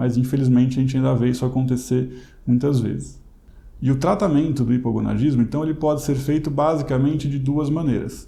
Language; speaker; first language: Portuguese; native; Portuguese